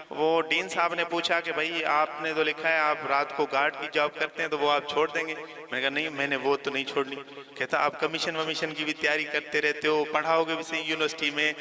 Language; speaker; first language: Urdu; non-native, local second language; Saraiki